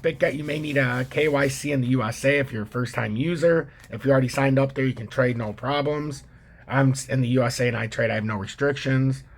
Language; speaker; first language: English; native; English